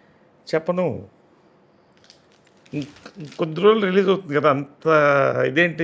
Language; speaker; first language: Telugu; native; Telugu